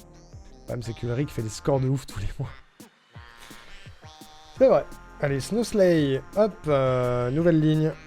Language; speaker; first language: French; native; French